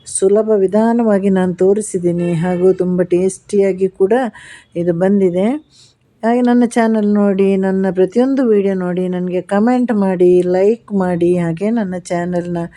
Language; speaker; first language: Kannada; non-native, local second language; Malayalam